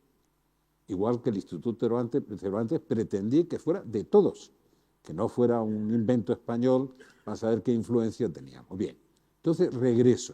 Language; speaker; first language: Spanish; native; Spanish